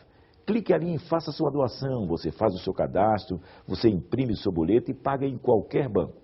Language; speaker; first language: Portuguese; native; Portuguese